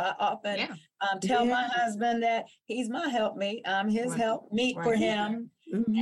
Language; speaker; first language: English; native; English